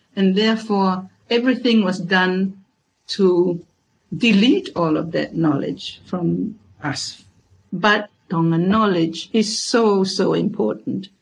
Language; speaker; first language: English; non-native, fluent; Tongan